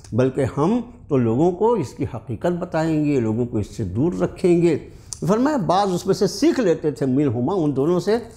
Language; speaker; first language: Urdu; native; Urdu